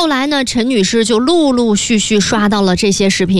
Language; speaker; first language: Chinese; native; Chinese